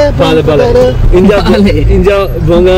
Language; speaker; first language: Persian; non-native, learner; Urdu